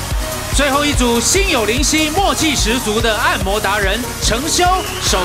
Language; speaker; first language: Chinese; native; Chinese